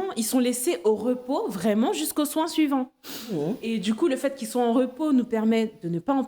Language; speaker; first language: French; non-native, local second language; Haitian Creole